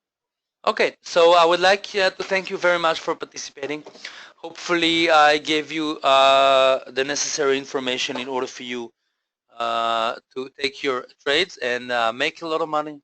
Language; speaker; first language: English; non-native, fluent; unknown